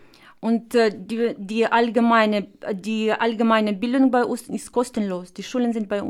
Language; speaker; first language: German; non-native, fluent; Russian